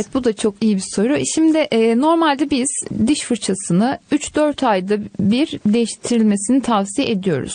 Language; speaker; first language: Turkish; native; Turkish